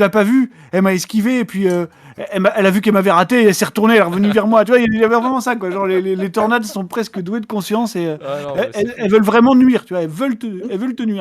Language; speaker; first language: French; native; French